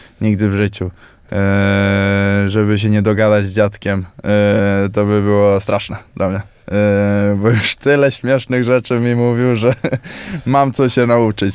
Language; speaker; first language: Polish; early bilingual, heritage; Polish